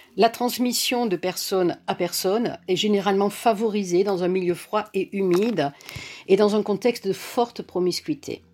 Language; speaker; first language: French; native; French